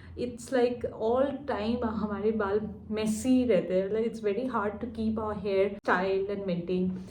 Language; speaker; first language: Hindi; non-native, local second language; Assamese